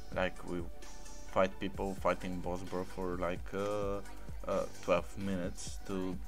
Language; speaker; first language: English; non-native, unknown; Bulgarian